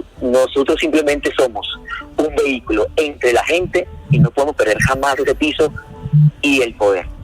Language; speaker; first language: Spanish; native; Spanish